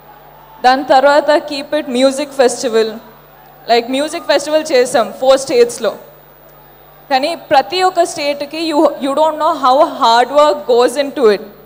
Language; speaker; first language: Telugu; non-native, fluent; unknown